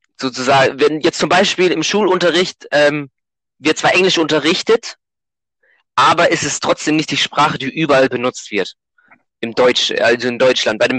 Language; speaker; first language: German; native; German